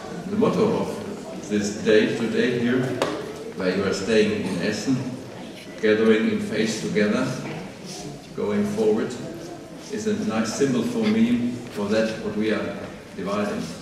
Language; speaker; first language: English; non-native, fluent; German